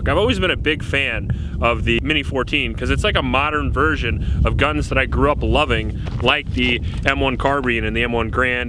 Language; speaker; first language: English; native; English